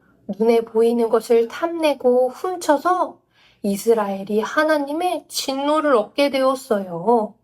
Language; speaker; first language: Korean; native; Korean